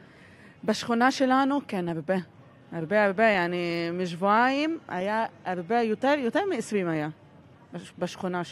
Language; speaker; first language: Hebrew; non-native, local second language; Arabic